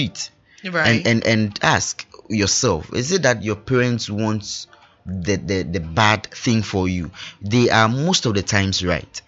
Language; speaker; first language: English; non-native, local second language; Ewe